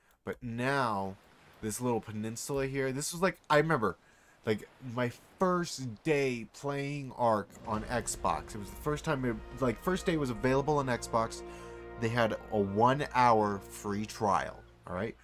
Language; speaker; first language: English; native; English